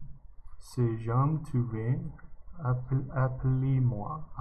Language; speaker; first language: French; non-native, learner; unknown